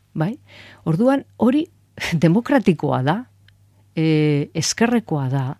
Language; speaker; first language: Basque; non-native, local second language; Spanish